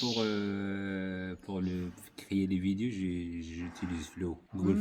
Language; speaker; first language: French; non-native, local second language; Arabic